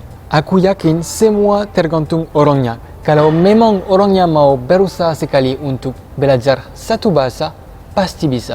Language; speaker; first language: Indonesian; non-native, fluent; French